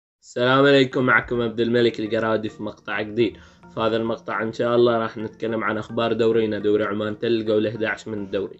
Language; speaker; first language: Arabic; native; Arabic